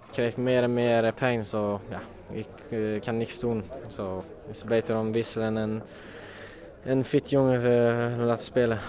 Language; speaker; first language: Dutch; non-native, learner; Swedish